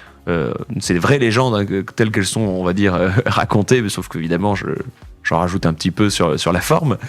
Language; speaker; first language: French; native; French